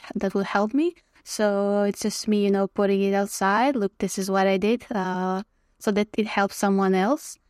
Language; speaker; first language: English; non-native, fluent; Croatian